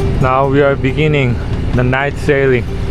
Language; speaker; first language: English; non-native, learner; Korean